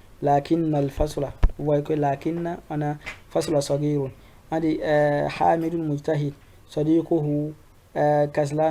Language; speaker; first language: Arabic; non-native, fluent; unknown